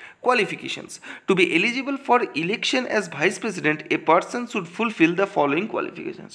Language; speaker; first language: English; non-native, local second language; Bangla